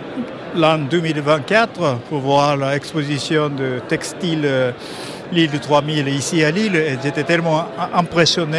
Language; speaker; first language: French; non-native, fluent; Japanese